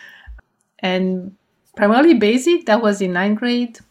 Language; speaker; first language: English; non-native, fluent; Romanian